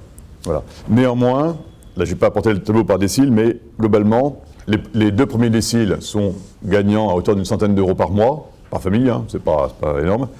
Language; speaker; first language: French; native; French